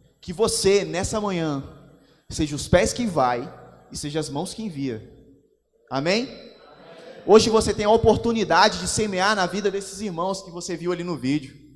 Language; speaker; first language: Portuguese; native; Portuguese